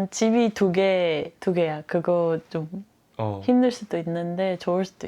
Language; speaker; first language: Korean; non-native, fluent; Dutch